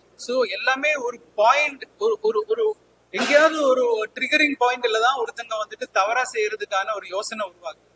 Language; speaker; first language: Tamil; native; Tamil